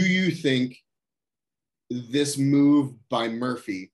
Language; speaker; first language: English; native; English